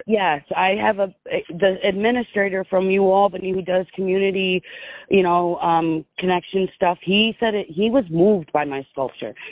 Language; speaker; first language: English; native; English